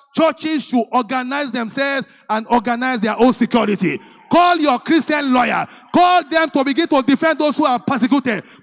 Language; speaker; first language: English; non-native, local second language; Yoruba